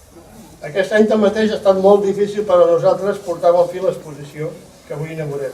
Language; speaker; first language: Catalan; native; Catalan